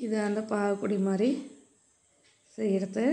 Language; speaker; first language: Tamil; native; Tamil